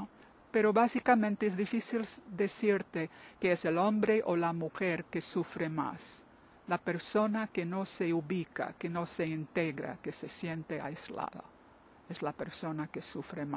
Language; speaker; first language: Spanish; non-native, fluent; English